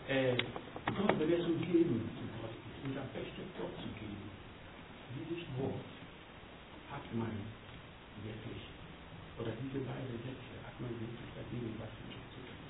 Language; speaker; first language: German; non-native, learner; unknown